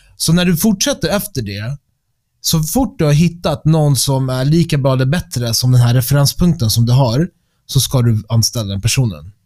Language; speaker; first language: Swedish; early bilingual, other home language; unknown